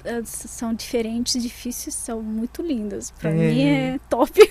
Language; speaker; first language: Portuguese; non-native, fluent; Russian